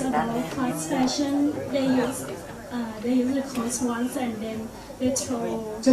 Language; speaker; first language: English; non-native, learner; Thai